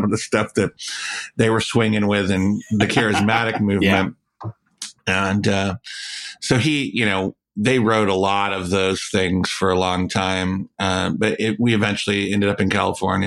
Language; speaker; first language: English; native; English